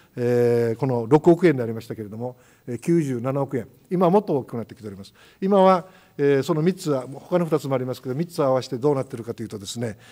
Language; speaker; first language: Japanese; native; Japanese